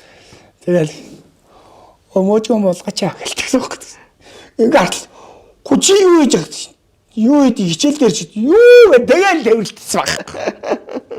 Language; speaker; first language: Mongolian; native; Mongolian